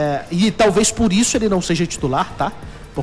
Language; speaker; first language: Portuguese; native; Portuguese